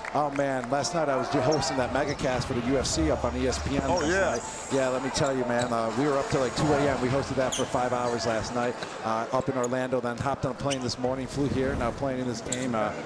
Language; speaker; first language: English; native; English